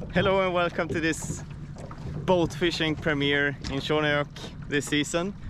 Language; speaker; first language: English; non-native, fluent; Swedish